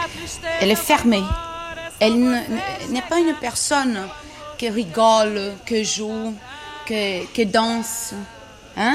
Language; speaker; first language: French; non-native, learner; Portuguese